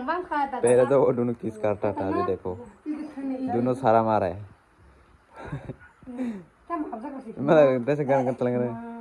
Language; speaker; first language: Hindi; non-native, learner; Kok Borok